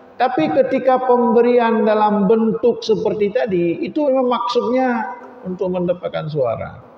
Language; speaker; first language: Malay; non-native, local second language; Achinese